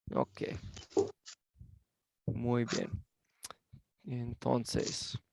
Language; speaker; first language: Spanish; non-native, fluent; English